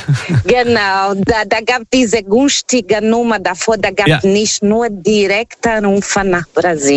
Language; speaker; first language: German; non-native, fluent; Portuguese